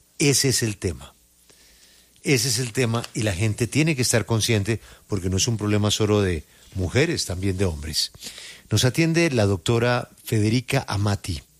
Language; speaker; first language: Spanish; native; Spanish